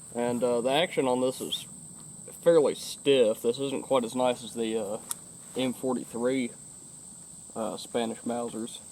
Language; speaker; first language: English; native; English